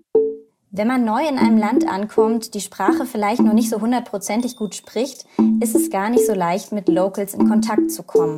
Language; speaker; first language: German; native; German